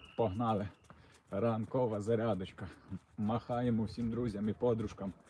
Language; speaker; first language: Ukrainian; non-native, local second language; Russian